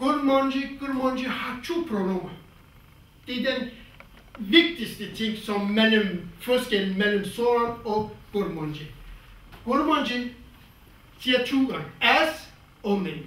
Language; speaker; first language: Danish; non-native, fluent; Kurdish